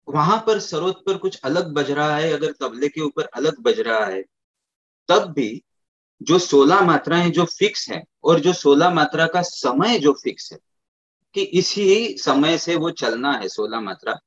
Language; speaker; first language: Hindi; native; Hindi